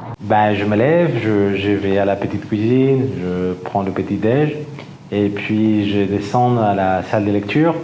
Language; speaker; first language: French; non-native, fluent; Spanish